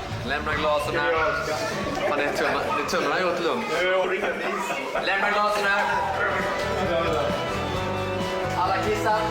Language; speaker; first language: Swedish; native; Swedish